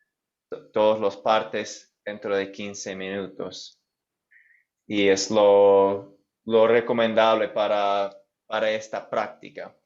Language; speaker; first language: Spanish; non-native, fluent; English